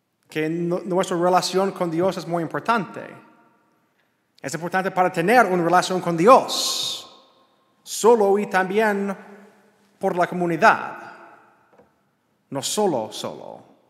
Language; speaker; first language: Spanish; non-native, learner; English